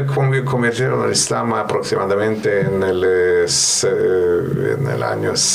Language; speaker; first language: Spanish; non-native, fluent; Russian